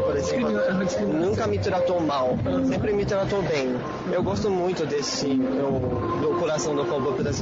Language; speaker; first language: Portuguese; non-native, learner; Japanese